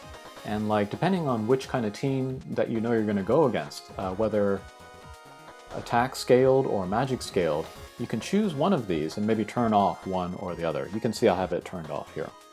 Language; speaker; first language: English; native; English